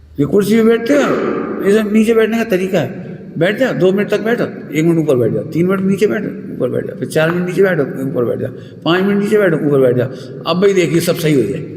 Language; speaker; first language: Hindi; native; Hindi